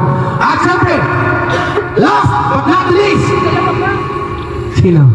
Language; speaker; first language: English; non-native, local second language; Filipino